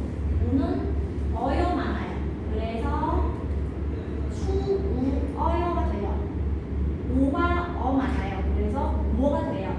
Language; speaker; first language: Korean; non-native, fluent; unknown